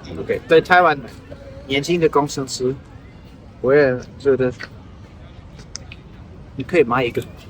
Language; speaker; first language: Chinese; non-native, learner; German